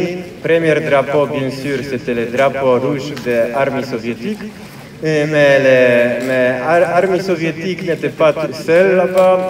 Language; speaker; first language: French; non-native, fluent; Polish